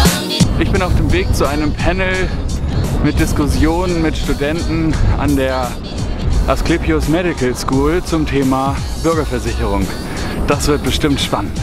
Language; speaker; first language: German; native; German